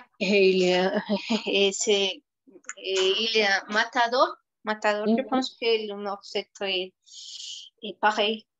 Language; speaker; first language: French; non-native, fluent; Spanish